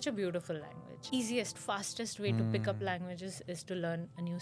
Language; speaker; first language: English; non-native, local second language; Marathi